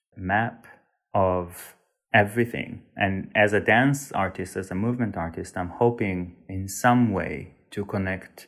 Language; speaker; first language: English; non-native, fluent; Hebrew